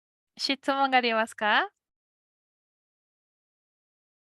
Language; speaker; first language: Japanese; non-native, fluent; Spanish